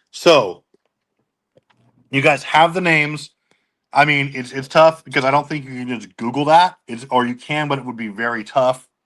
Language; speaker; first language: English; native; English